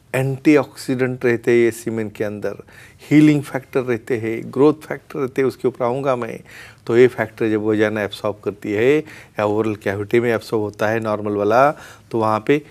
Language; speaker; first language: Hindi; non-native, local second language; Marathi